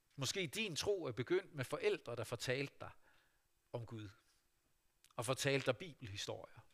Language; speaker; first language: Danish; native; Danish